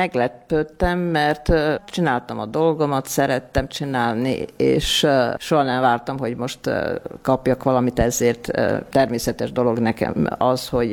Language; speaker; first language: Hungarian; non-native, local second language; Serbian